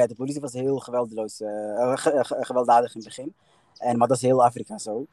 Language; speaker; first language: Dutch; early bilingual, other home language; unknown